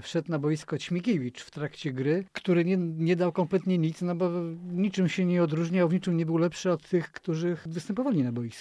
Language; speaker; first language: Polish; native; Polish